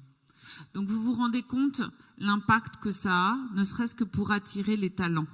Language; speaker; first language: French; native; French